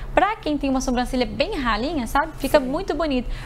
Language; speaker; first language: Portuguese; native; Portuguese